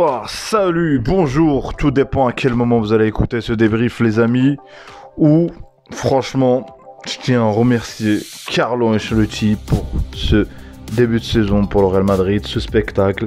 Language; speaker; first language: French; native; French